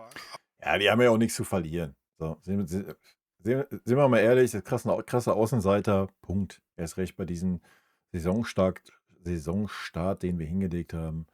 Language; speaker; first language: German; native; German